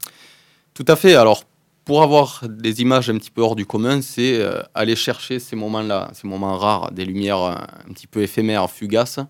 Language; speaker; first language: French; native; French